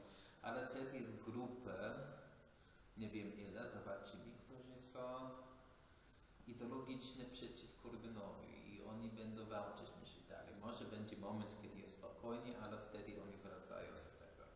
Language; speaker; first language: Polish; non-native, fluent; English